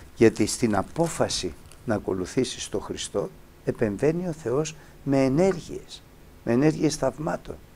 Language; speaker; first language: Greek; native; Greek